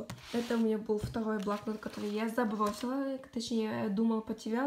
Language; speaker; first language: Russian; non-native, local second language; Kazakh